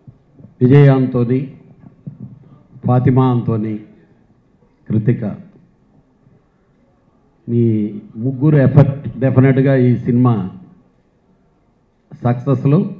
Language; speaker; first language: Telugu; native; Telugu